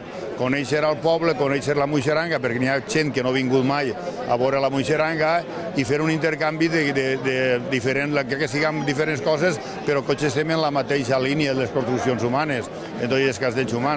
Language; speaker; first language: Catalan; native; Catalan